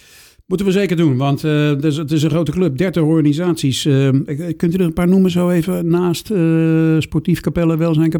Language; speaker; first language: Dutch; native; Dutch